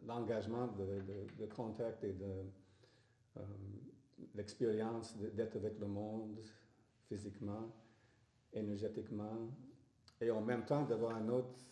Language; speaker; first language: French; non-native, fluent; English